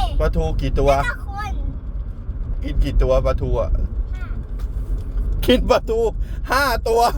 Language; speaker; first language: Thai; native; Thai